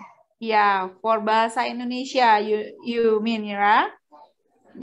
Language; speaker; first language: English; non-native, fluent; Indonesian